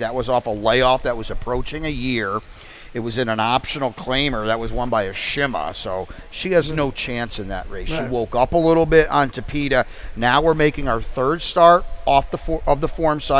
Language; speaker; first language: English; native; English